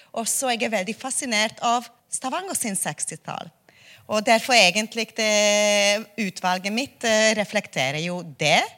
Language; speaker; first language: Norwegian; non-native, fluent; Hungarian